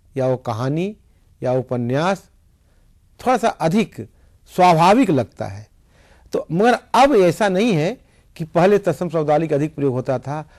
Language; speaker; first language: Hindi; native; Hindi